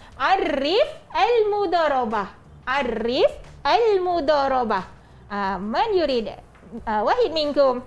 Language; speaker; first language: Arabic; non-native, fluent; Malay